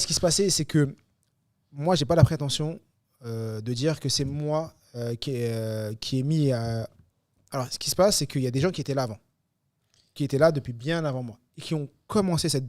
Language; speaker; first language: French; native; French